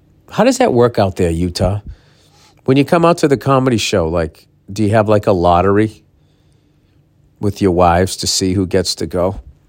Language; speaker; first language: English; native; English